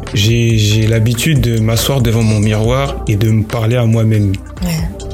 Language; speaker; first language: French; native; French